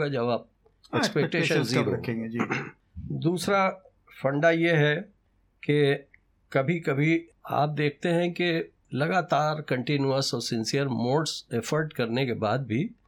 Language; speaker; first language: Hindi; native; Hindi